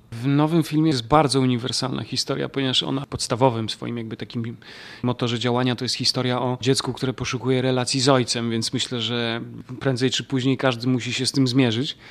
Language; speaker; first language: Polish; native; Polish